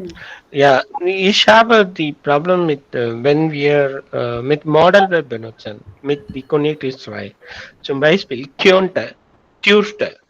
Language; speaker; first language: German; non-native, learner; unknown